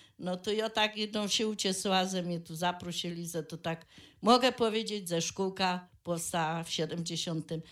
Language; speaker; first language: Polish; native; Polish